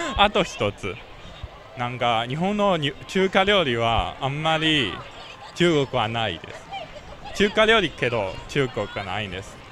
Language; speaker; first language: Japanese; non-native, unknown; Chinese